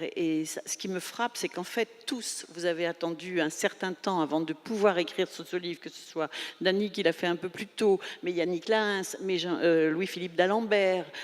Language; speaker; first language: French; native; French